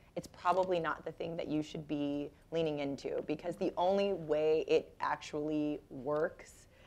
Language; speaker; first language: English; native; English